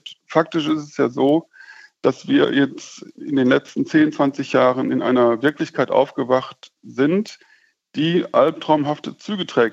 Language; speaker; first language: German; native; German